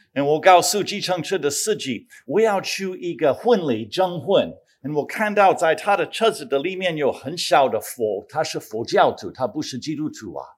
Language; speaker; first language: Chinese; non-native, fluent; English